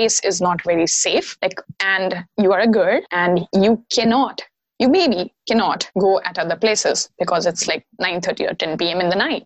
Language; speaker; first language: English; non-native, local second language; Maithili